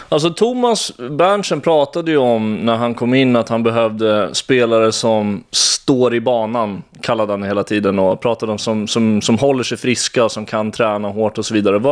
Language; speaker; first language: Swedish; native; Swedish